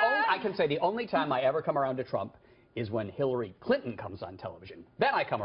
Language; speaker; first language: English; native; English